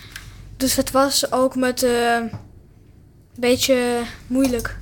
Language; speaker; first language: Dutch; non-native, learner; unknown